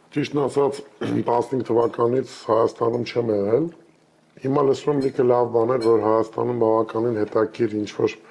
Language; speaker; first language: Armenian; native; Armenian